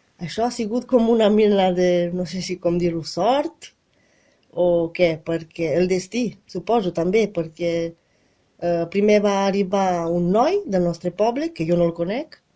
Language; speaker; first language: Catalan; non-native, fluent; Romanian